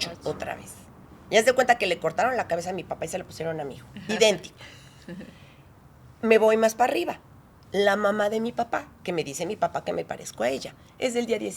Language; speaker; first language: Spanish; native; Spanish